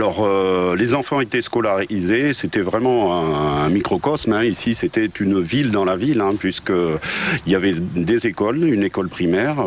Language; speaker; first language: French; native; French